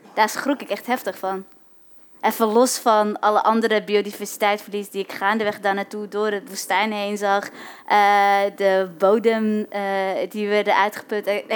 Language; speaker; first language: Dutch; early bilingual, other home language; Arabic